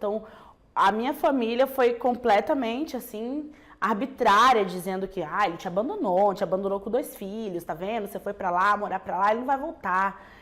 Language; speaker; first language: Portuguese; early bilingual, other home language; French